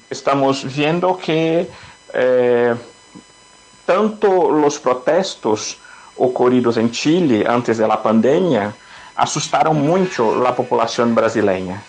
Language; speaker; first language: Spanish; non-native, fluent; Portuguese